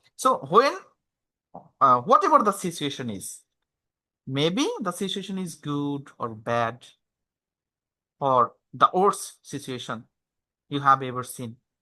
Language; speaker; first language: English; non-native, local second language; Bangla